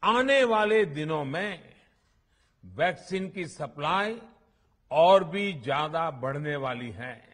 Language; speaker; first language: Hindi; non-native, local second language; Gujarati